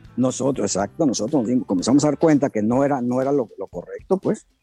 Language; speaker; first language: Spanish; native; Spanish